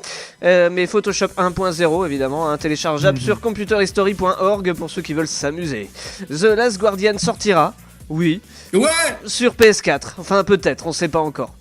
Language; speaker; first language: French; native; French